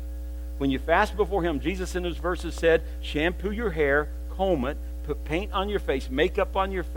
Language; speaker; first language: English; native; English